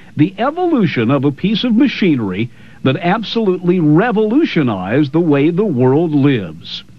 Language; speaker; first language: English; native; English